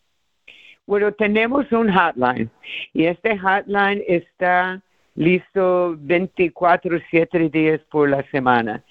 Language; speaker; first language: Spanish; early bilingual, heritage; Spanish